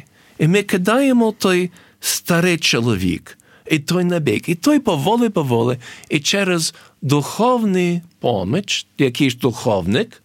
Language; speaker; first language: Ukrainian; early bilingual, heritage; English